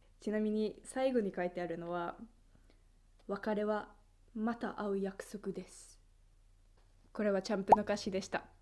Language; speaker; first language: Japanese; non-native, fluent; Finnish